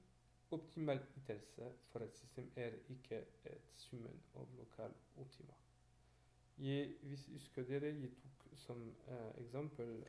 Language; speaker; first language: Swedish; non-native, learner; French